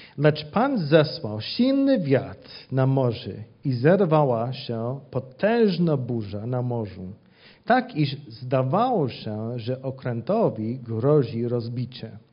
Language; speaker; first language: Polish; non-native, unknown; English